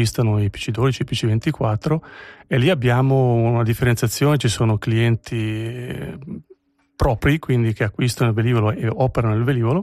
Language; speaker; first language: Italian; native; Italian